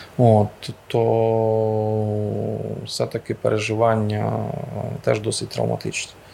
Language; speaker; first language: Ukrainian; native; Ukrainian